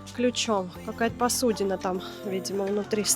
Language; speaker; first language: Russian; native; Russian